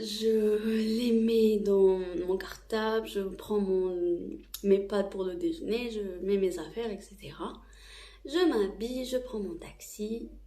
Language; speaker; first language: French; non-native, local second language; Arabic